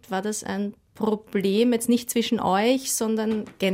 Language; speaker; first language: German; native; German